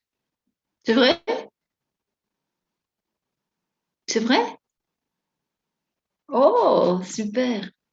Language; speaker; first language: French; non-native, fluent; Spanish